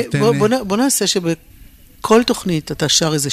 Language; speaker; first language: Hebrew; native; Hebrew